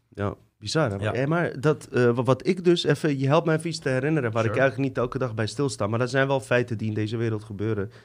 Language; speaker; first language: Dutch; early bilingual, other home language; Bosnian